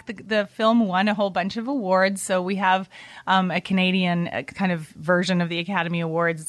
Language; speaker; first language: English; native; English